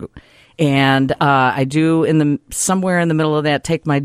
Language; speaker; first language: English; native; English